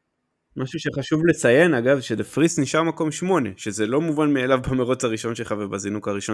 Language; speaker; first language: Hebrew; native; Hebrew